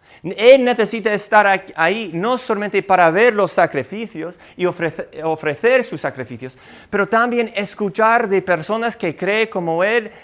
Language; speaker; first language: Spanish; non-native, fluent; English